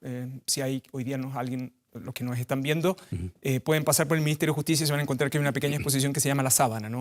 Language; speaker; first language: Spanish; native; Spanish